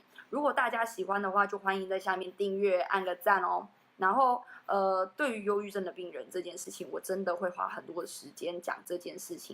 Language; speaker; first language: Chinese; native; Chinese